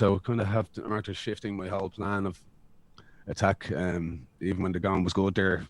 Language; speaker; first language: English; native; English